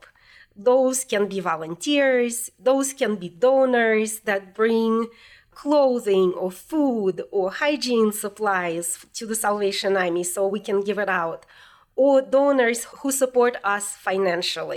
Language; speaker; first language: English; non-native, fluent; Russian